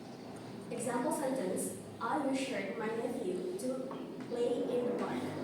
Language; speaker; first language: English; non-native, local second language; Indonesian